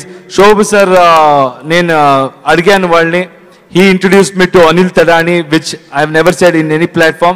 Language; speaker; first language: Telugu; non-native, learner; Kannada